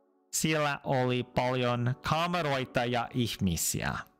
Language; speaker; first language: Finnish; non-native, learner; English